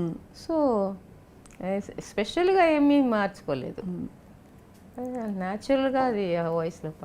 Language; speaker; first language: Telugu; non-native, local second language; Tamil